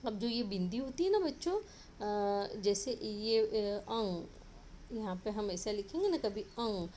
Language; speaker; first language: Hindi; non-native, local second language; Marathi